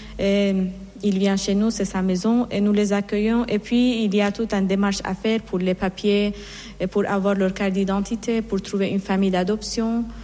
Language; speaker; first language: French; non-native, fluent; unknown